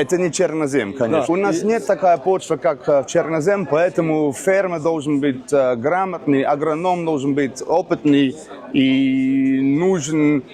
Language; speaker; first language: Russian; non-native, learner; English